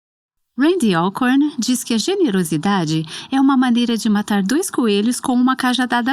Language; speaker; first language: Portuguese; native; Portuguese